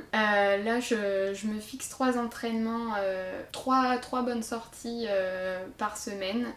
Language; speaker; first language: French; native; French